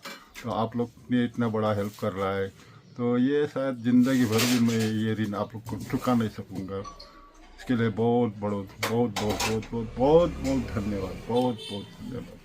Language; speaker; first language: Hindi; non-native, local second language; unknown